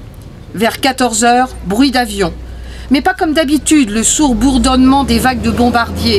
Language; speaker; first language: French; native; French